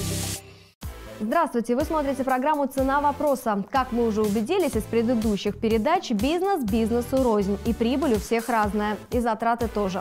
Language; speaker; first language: Russian; native; Russian